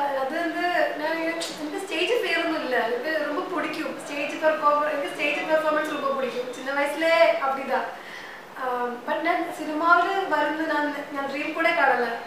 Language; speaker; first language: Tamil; non-native, learner; Malayalam